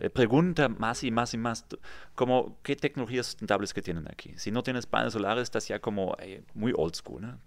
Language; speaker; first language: Spanish; non-native, fluent; German